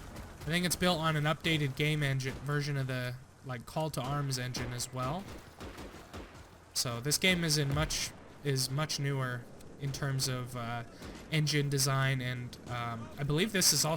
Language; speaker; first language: English; native; English